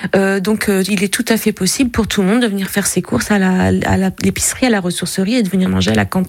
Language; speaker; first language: French; native; French